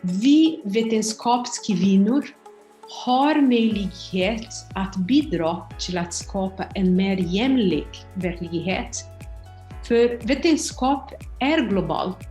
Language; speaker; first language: Swedish; non-native, fluent; Portuguese